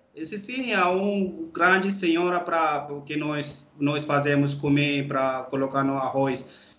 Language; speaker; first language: Portuguese; non-native, learner; Urdu